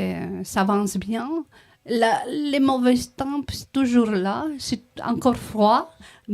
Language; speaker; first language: French; non-native, learner; Romanian